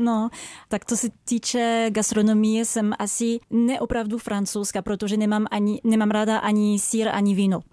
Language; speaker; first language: Czech; non-native, fluent; French